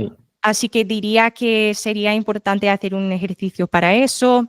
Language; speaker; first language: Spanish; non-native, fluent; English